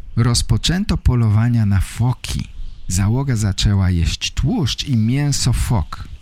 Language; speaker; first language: Polish; native; Polish